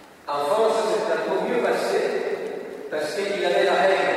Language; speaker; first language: French; non-native, learner; Italian